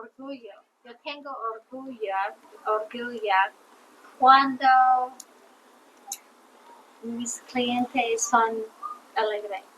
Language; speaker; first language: Spanish; non-native, learner; English